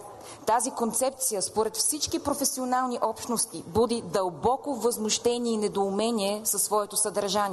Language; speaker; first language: Bulgarian; native; Bulgarian